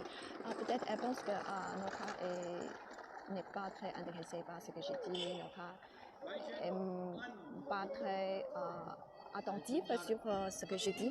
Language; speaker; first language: French; non-native, learner; Chinese